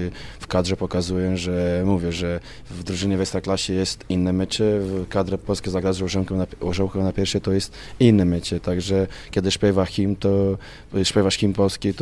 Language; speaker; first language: Polish; non-native, learner; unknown